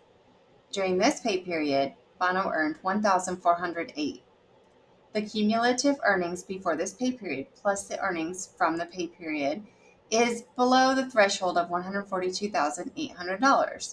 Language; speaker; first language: English; native; English